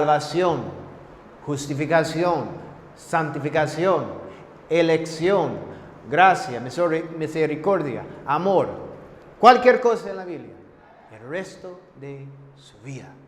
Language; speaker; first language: Spanish; non-native, fluent; English